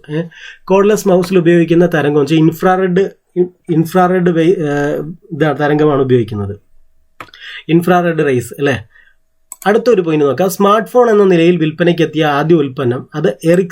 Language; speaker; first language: Malayalam; native; Malayalam